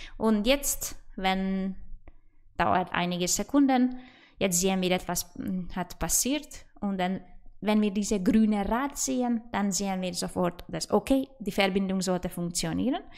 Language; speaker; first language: German; non-native, fluent; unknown